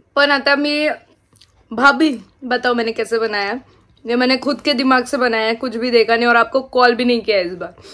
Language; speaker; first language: Hindi; non-native, local second language; Marathi